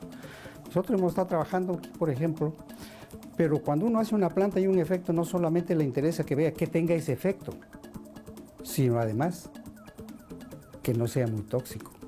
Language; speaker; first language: Spanish; native; Spanish